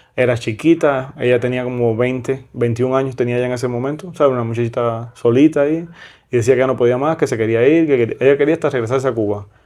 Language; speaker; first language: Spanish; native; Spanish